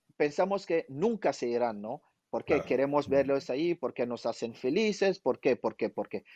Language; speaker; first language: Spanish; non-native, fluent; French